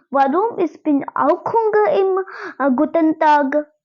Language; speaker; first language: German; non-native, learner; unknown